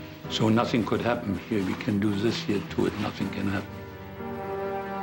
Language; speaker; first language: English; non-native, fluent; German